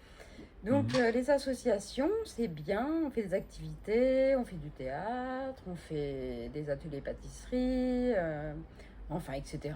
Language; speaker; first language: French; native; French